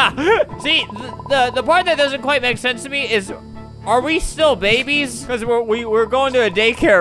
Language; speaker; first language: English; native; English